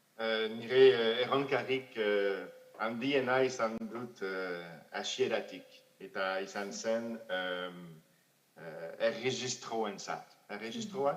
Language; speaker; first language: Basque; non-native, fluent; French